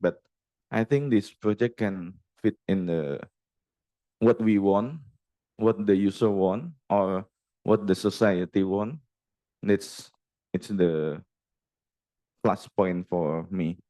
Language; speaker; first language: English; non-native, learner; Indonesian